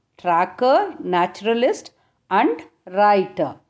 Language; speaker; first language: English; non-native, local second language; Tamil